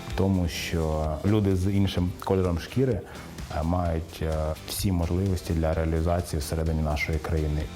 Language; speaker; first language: Ukrainian; native; Ukrainian